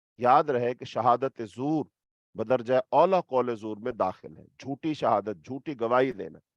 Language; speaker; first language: Urdu; native; Urdu